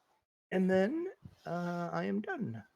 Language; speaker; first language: English; native; English